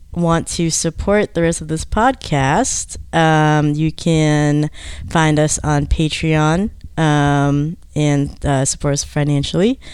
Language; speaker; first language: English; native; English